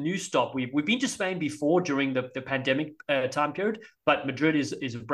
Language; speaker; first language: English; native; English